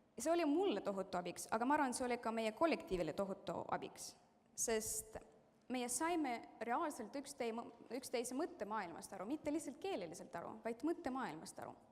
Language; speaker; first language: Estonian; non-native, local second language; Russian